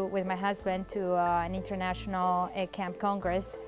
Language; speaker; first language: English; non-native, fluent; Spanish